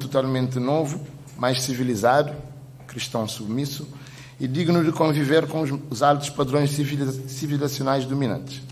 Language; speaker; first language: Portuguese; non-native, local second language; Kabuverdianu